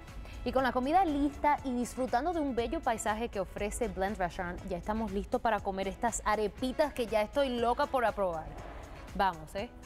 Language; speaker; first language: Spanish; native; Spanish